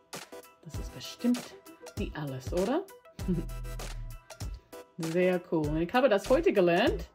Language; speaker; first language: German; non-native, learner; English